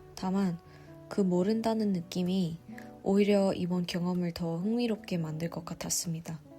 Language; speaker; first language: Korean; non-native, fluent; Vietnamese